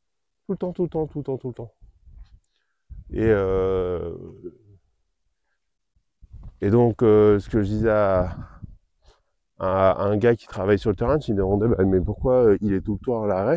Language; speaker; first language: French; native; French